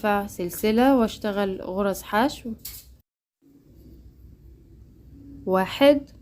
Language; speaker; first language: Arabic; native; Arabic